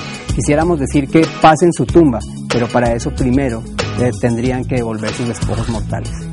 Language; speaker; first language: Spanish; native; Spanish